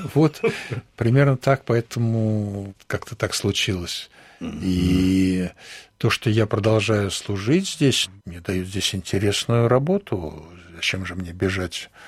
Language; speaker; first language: Russian; native; Russian